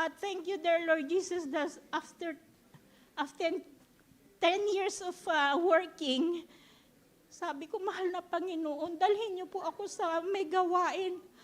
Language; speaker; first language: Filipino; native; Filipino